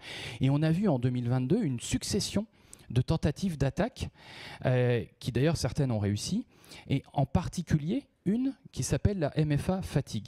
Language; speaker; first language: French; native; French